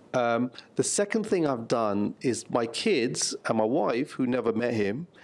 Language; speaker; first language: English; native; English